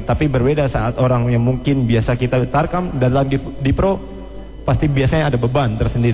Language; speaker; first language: Indonesian; native; Indonesian